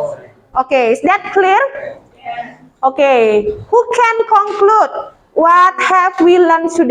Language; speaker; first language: English; non-native, fluent; Indonesian